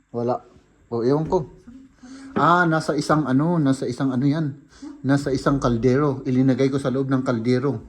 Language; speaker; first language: Filipino; native; Filipino